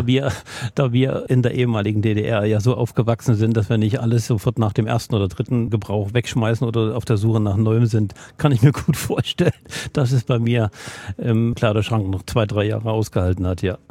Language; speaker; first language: German; native; German